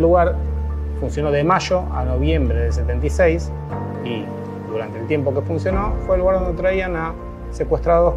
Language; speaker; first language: Spanish; native; Spanish